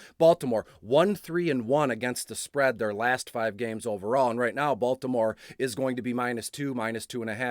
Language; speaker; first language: English; native; English